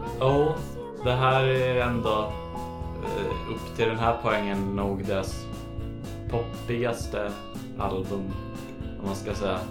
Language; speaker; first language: Swedish; native; Swedish